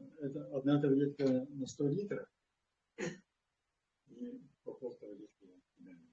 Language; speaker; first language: Russian; non-native, local second language; Yakut